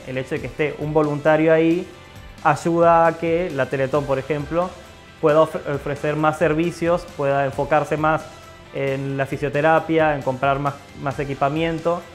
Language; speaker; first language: Spanish; native; Spanish